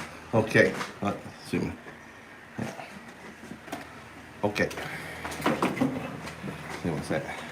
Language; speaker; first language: Japanese; non-native, learner; English